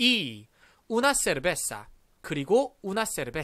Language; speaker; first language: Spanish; non-native, fluent; Korean